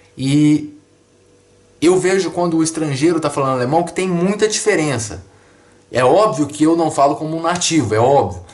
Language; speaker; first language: Portuguese; native; Portuguese